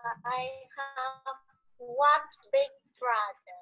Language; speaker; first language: English; non-native, learner; Vietnamese